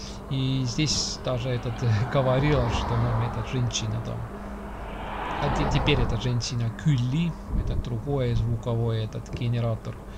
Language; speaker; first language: Russian; non-native, learner; Estonian